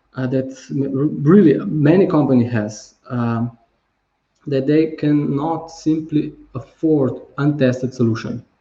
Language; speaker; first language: English; non-native, fluent; Slovenian